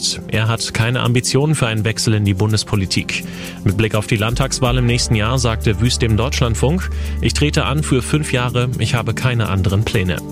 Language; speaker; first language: German; native; German